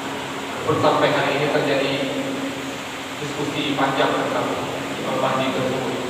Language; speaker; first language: Indonesian; native; Indonesian